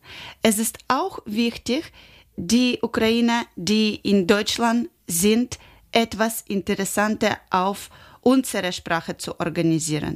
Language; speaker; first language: German; non-native, learner; Ukrainian